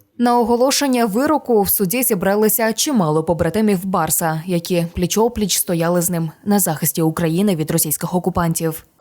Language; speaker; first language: Ukrainian; native; Ukrainian